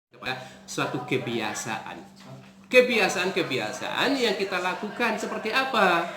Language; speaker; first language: Indonesian; native; Indonesian